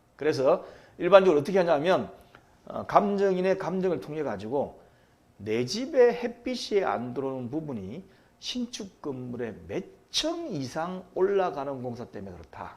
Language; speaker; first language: Korean; native; Korean